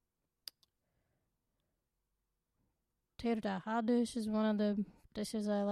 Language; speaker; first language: English; non-native, local second language; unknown